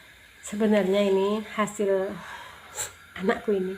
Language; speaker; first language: Indonesian; native; Indonesian